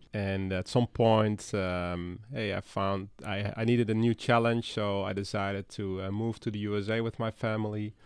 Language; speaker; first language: English; non-native, fluent; Dutch